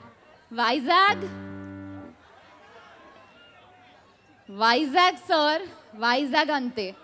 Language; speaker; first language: Telugu; non-native, learner; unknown